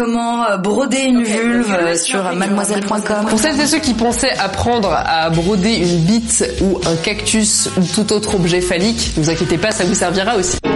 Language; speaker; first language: French; native; French